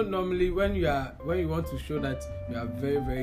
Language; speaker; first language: English; non-native, local second language; Akan